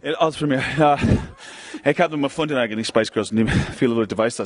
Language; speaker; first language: German; non-native, learner; English